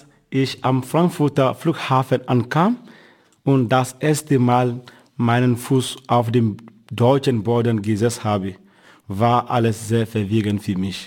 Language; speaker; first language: German; non-native, fluent; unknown